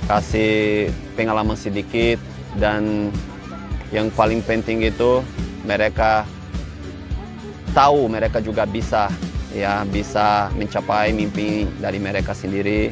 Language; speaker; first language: Indonesian; non-native, fluent; Portuguese